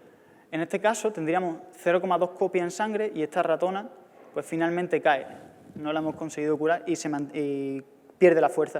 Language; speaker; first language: Spanish; native; Spanish